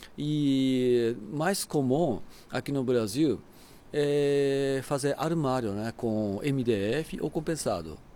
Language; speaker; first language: Portuguese; non-native, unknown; Japanese